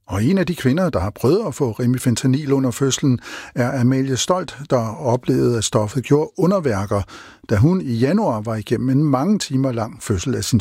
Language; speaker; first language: Danish; native; Danish